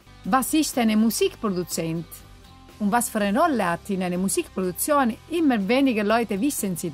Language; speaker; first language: German; non-native, learner; Italian